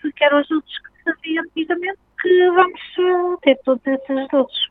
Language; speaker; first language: Portuguese; native; Portuguese